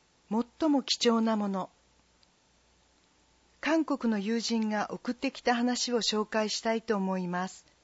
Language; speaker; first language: Japanese; non-native, fluent; Korean